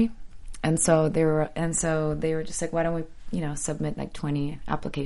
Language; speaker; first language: English; early bilingual, other home language; Polish